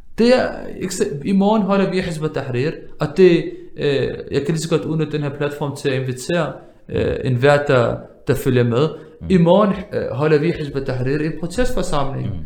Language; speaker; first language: Danish; early bilingual, other home language; Arabic